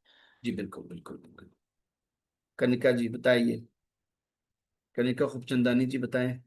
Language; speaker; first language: Hindi; native; Hindi